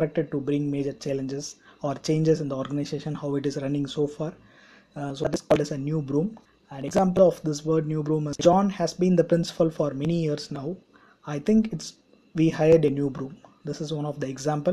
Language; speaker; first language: English; non-native, local second language; Tamil